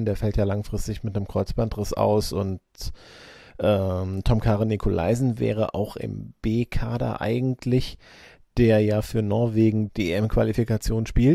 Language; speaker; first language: German; native; German